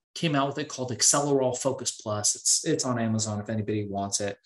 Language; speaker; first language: English; early bilingual, other home language; Persian